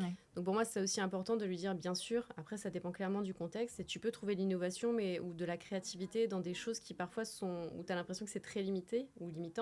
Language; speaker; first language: French; native; French